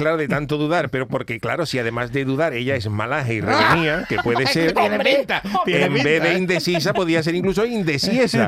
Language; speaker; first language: Spanish; native; Spanish